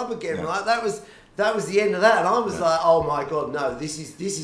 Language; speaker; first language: English; native; English